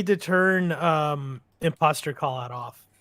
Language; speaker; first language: English; native; English